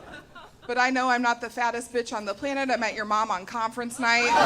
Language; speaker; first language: English; native; English